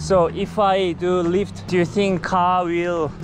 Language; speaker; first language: English; non-native, learner; Korean